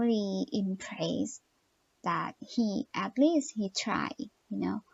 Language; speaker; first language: English; non-native, learner; Thai